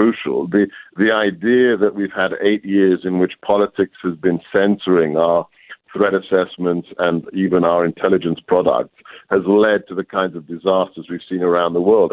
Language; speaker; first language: English; native; English